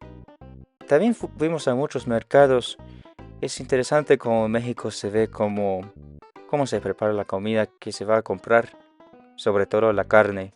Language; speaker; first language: Spanish; non-native, learner; English